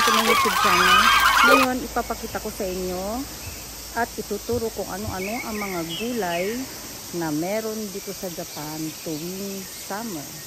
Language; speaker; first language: Filipino; non-native, local second language; Cebuano